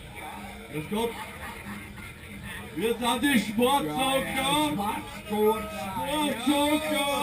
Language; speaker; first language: German; native; German